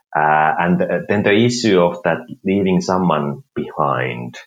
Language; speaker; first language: English; non-native, fluent; Finnish